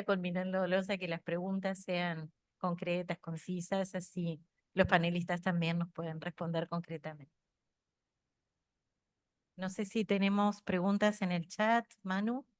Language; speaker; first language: Spanish; native; Spanish